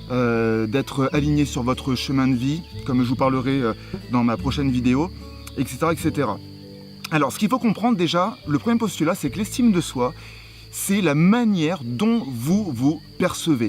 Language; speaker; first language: French; native; French